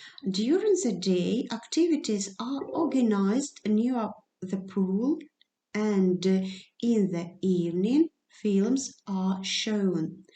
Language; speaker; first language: English; non-native, fluent; Ukrainian